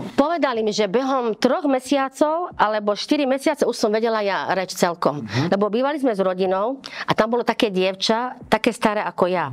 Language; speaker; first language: Slovak; early bilingual, heritage; Slovak